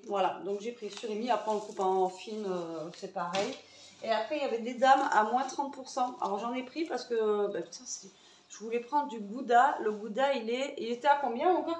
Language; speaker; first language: French; native; French